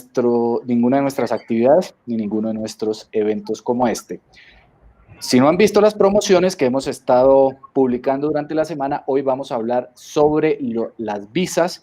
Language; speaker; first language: Spanish; native; Spanish